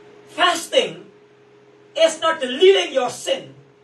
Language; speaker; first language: English; non-native, fluent; Indonesian